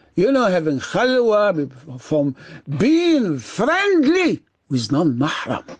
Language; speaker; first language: English; non-native, fluent; Arabic